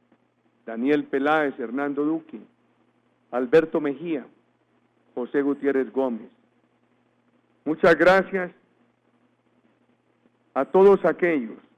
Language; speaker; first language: Spanish; native; Spanish